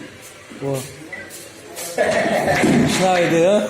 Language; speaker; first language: Russian; non-native, learner; Tajik